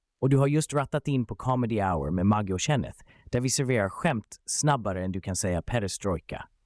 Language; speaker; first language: Swedish; native; Swedish